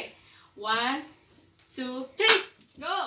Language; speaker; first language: English; non-native, learner; Indonesian